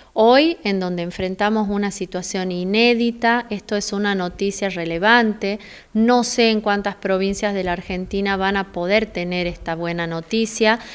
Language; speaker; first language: Spanish; native; Spanish